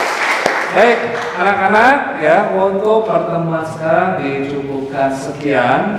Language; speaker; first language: Indonesian; native; Indonesian